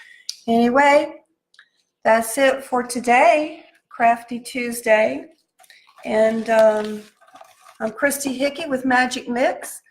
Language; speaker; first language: English; native; English